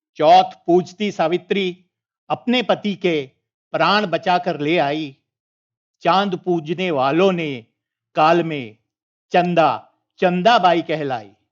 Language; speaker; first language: Hindi; non-native, local second language; Punjabi